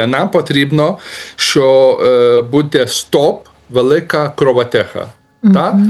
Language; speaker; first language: Ukrainian; non-native, learner; Lithuanian